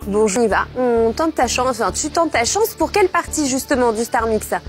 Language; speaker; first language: French; native; French